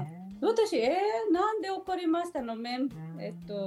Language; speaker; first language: Japanese; non-native, learner; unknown